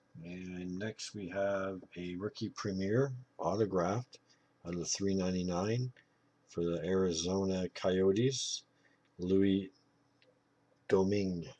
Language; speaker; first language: English; native; English